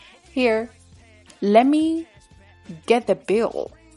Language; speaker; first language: English; non-native, fluent; Chinese